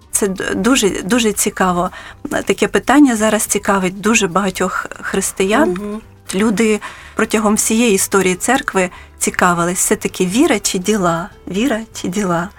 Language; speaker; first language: Ukrainian; native; Ukrainian